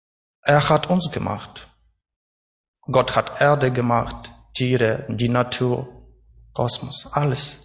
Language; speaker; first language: German; non-native, learner; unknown